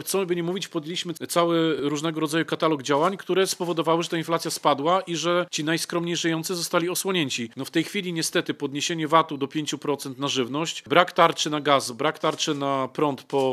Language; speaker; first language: Polish; native; Polish